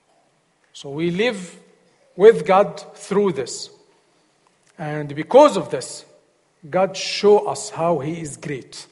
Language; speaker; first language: English; non-native, learner; Arabic